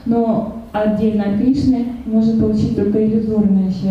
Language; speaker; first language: Russian; native; Russian